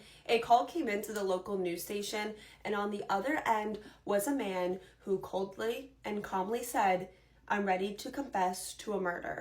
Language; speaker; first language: English; native; English